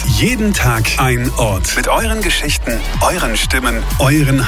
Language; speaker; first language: German; native; German